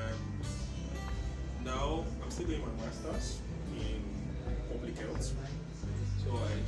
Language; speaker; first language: English; non-native, local second language; Yoruba